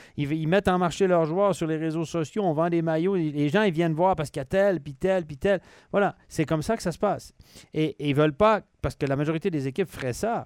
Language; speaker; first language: French; native; French